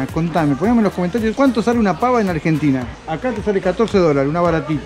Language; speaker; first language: Spanish; native; Spanish